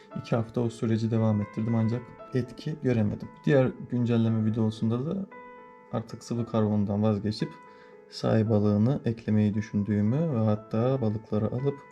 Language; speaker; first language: Turkish; native; Turkish